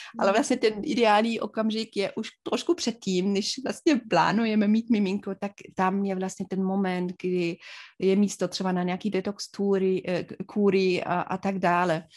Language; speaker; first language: Czech; non-native, fluent; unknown